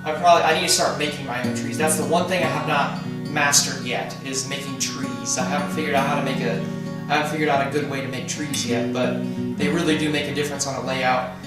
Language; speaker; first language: English; native; English